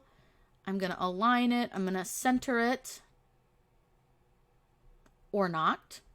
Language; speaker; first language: English; native; English